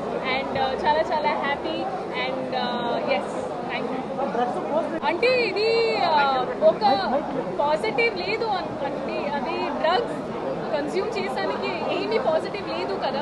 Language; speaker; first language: Telugu; non-native, fluent; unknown